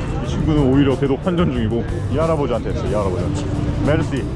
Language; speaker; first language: Korean; native; Korean